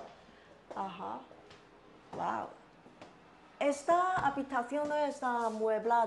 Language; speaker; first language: Spanish; non-native, learner; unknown